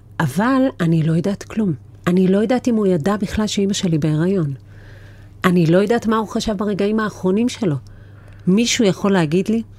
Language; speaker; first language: Hebrew; native; Hebrew